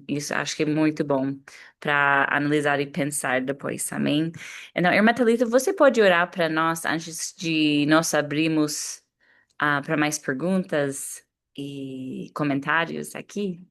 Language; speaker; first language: Portuguese; non-native, fluent; English